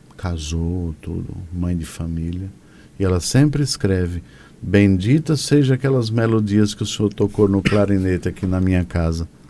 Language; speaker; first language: Portuguese; native; Portuguese